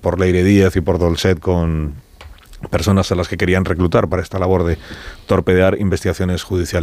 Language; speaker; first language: Spanish; native; Spanish